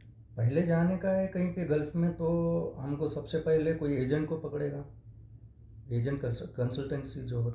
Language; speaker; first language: Hindi; native; Hindi